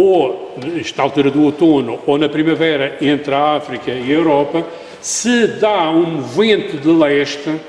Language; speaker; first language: Portuguese; native; Portuguese